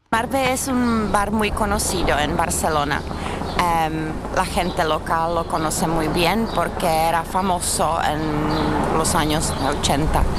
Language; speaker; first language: Spanish; non-native, fluent; Czech